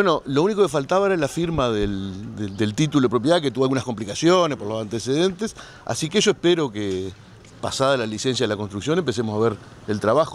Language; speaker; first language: Spanish; native; Spanish